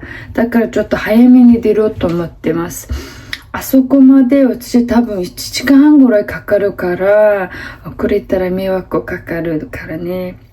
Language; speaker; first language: Japanese; non-native, fluent; Mongolian